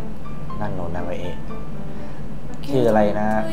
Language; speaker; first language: Japanese; non-native, learner; Thai